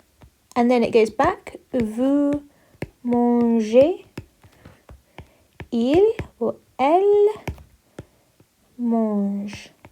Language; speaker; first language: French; non-native, fluent; English